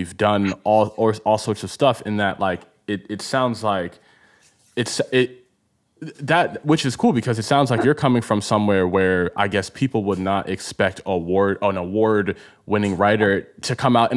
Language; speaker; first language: English; early bilingual, other home language; Igbo